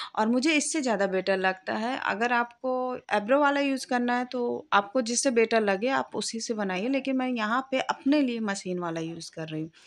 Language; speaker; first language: Hindi; native; Hindi